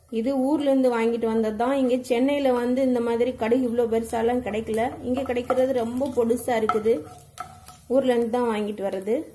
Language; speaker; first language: Tamil; non-native, local second language; Telugu